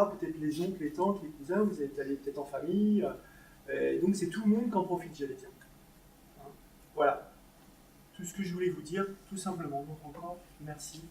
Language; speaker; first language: French; native; French